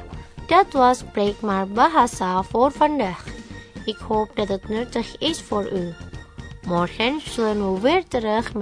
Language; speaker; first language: Dutch; non-native, fluent; Indonesian